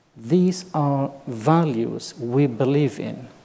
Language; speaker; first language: English; non-native, fluent; Kurdish